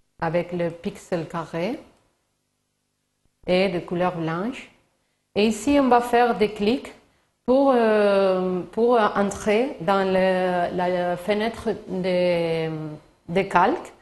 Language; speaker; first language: French; non-native, learner; Spanish